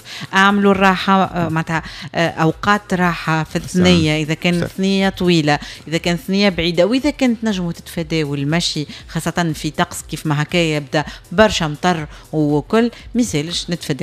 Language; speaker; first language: Arabic; native; Arabic